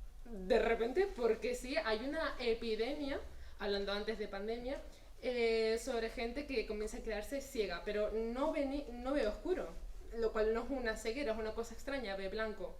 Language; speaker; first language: Spanish; native; Spanish